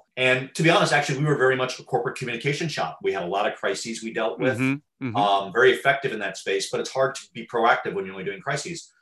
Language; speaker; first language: English; native; English